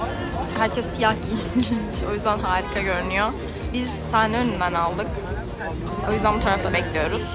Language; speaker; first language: Turkish; native; Turkish